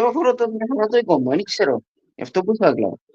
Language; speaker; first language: Greek; early bilingual, heritage; Greek